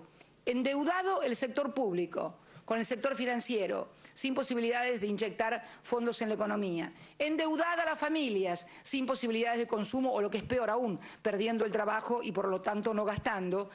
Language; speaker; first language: Spanish; native; Spanish